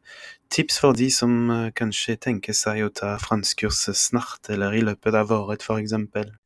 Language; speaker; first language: Norwegian; non-native, fluent; French